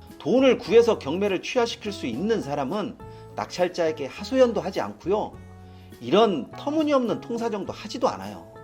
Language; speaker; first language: Korean; native; Korean